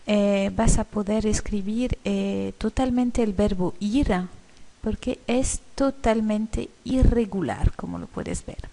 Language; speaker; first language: Spanish; non-native, fluent; French